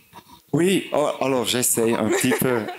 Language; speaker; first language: French; non-native, fluent; German